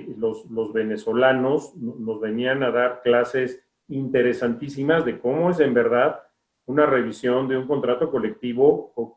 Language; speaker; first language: Spanish; native; Spanish